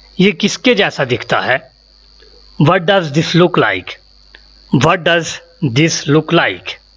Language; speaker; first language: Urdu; native; Urdu